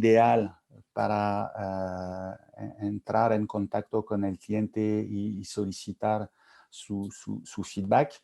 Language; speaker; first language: Spanish; non-native, fluent; French